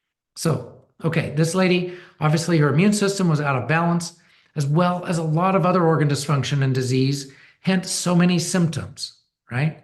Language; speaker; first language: English; native; English